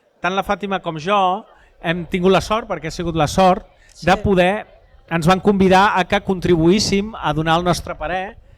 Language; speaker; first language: Catalan; native; Catalan